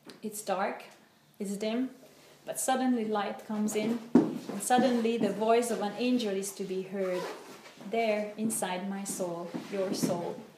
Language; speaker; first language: English; non-native, fluent; Hungarian